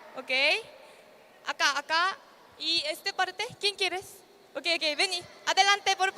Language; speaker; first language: Spanish; non-native, learner; Korean